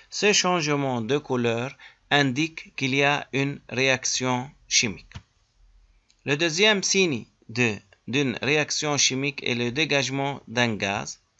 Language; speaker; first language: French; native; French